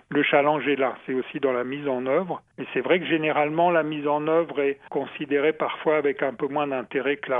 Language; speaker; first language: French; native; French